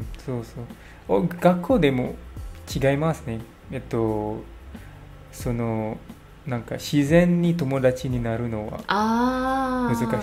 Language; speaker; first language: Japanese; non-native, learner; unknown